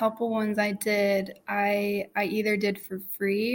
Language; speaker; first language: English; native; English